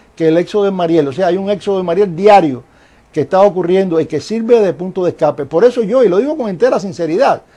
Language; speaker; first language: Spanish; native; Spanish